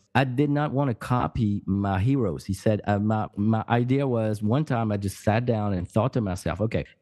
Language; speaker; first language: English; non-native, fluent; French